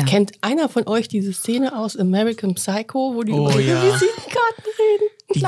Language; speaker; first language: German; native; German